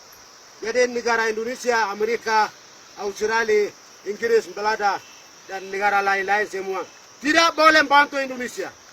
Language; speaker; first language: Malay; non-native, local second language; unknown